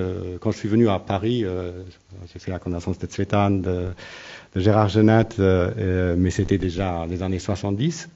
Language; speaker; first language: French; non-native, local second language; Luxembourgish